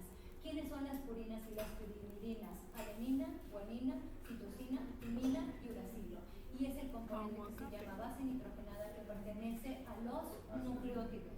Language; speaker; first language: Spanish; native; Spanish